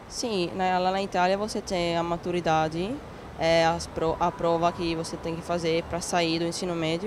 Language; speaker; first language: Portuguese; non-native, learner; Italian